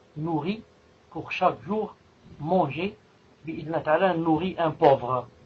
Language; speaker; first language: French; non-native, local second language; Arabic